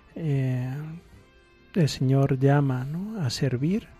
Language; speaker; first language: Spanish; native; Spanish